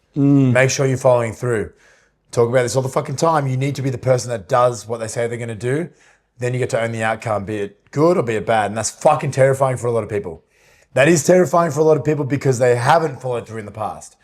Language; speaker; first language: English; native; English